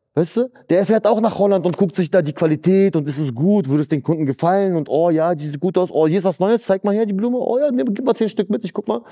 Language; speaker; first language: German; early bilingual, other home language; Russian